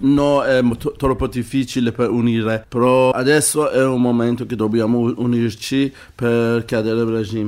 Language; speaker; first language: Italian; non-native, learner; Persian